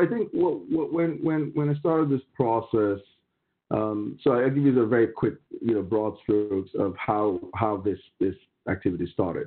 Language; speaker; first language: English; non-native, local second language; Yoruba